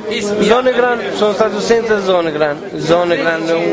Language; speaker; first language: Italian; non-native, fluent; Albanian